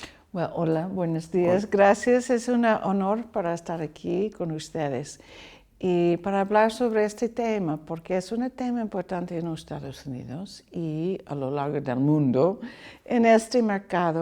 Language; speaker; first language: Spanish; non-native, learner; English